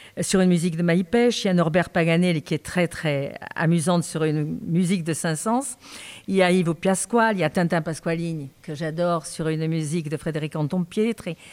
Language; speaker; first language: French; native; French